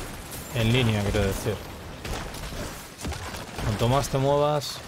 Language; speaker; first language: Spanish; native; Spanish